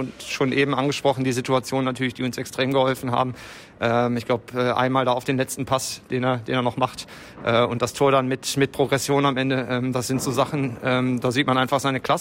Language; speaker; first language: German; native; German